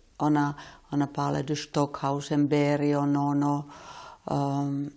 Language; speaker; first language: French; non-native, fluent; Finnish